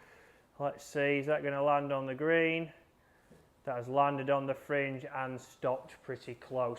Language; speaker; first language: English; native; English